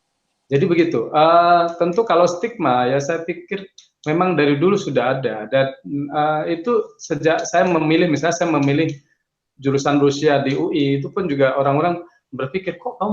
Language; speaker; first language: Indonesian; native; Indonesian